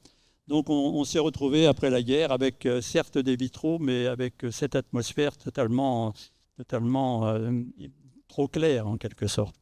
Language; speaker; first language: French; native; French